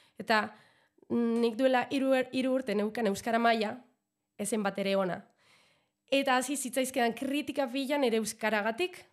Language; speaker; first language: Basque; non-native, local second language; Spanish